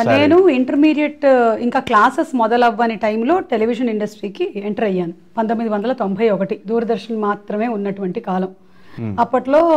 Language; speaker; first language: Telugu; non-native, local second language; Malayalam